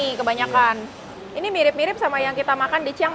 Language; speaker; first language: Indonesian; native; Indonesian